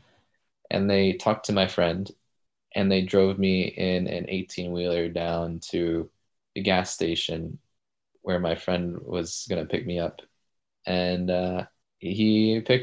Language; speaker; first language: English; native; English